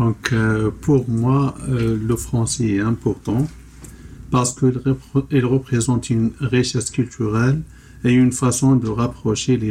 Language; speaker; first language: French; non-native, local second language; Arabic